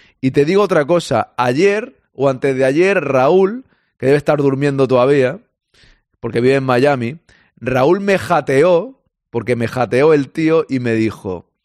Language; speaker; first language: Spanish; native; Spanish